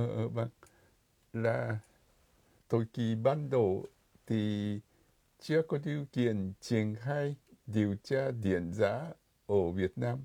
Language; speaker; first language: Vietnamese; non-native, fluent; Japanese